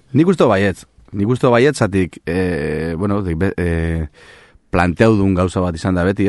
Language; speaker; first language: Basque; native; Basque